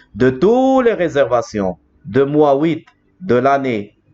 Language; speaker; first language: French; non-native, local second language; Arabic